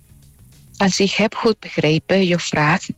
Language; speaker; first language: Dutch; non-native, fluent; Spanish